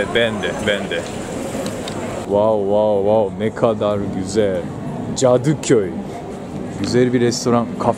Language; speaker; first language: Turkish; non-native, fluent; Japanese